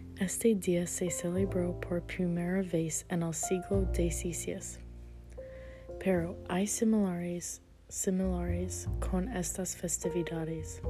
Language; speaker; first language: Spanish; non-native, learner; English